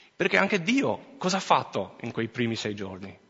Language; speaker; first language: Italian; non-native, fluent; English